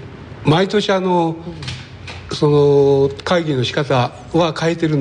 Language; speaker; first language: Japanese; native; Japanese